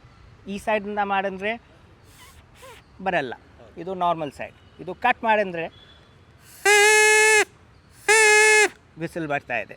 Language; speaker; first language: Kannada; non-native, local second language; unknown